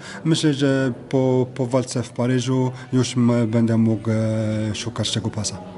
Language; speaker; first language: Polish; non-native, fluent; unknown